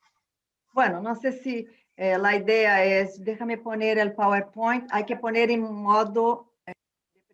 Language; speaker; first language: Spanish; non-native, fluent; Portuguese